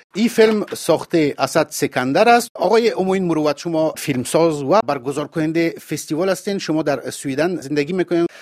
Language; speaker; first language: Persian; native; Persian